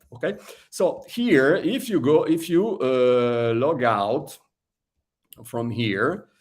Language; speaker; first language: English; non-native, fluent; Italian